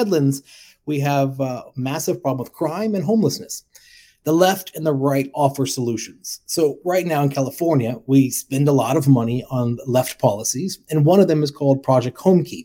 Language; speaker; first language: English; native; English